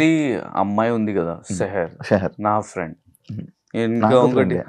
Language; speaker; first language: Telugu; non-native, learner; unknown